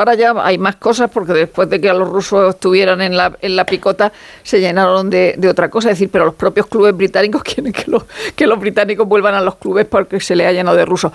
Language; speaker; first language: Spanish; native; Spanish